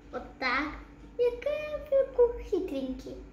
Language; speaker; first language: Russian; early bilingual, heritage; Tajik